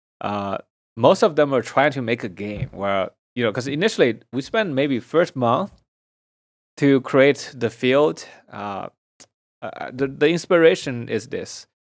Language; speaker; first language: English; non-native, fluent; Chinese